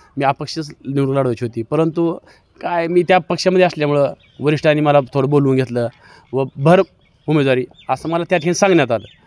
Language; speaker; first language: Marathi; native; Marathi